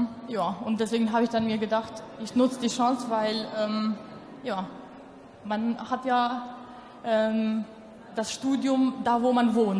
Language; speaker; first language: German; non-native, local second language; Albanian